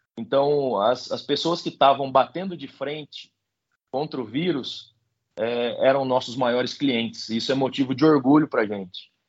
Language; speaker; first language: Portuguese; native; Portuguese